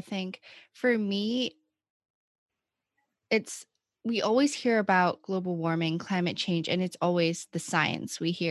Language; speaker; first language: English; non-native, local second language; Cantonese